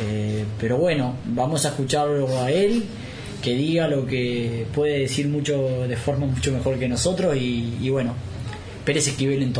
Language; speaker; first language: Spanish; native; Spanish